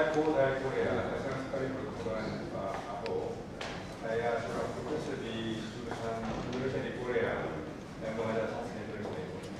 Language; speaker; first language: Indonesian; non-native, fluent; Korean